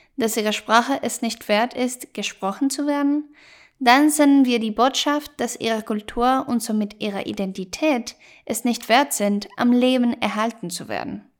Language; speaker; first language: German; non-native, fluent; Spanish